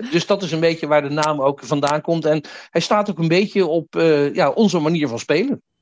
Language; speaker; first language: Dutch; native; Dutch